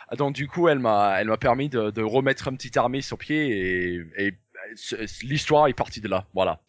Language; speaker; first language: French; non-native, fluent; English